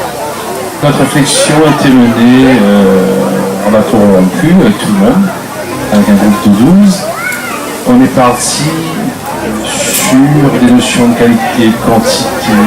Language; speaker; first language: French; native; French